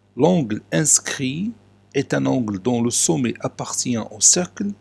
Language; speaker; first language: French; non-native, local second language; Arabic